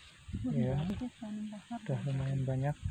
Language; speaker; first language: Indonesian; non-native, local second language; Javanese